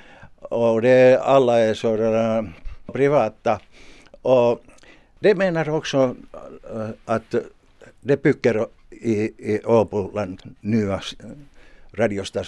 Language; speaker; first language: Swedish; non-native, local second language; Finnish